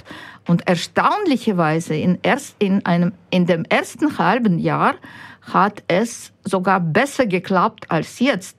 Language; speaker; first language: German; non-native, fluent; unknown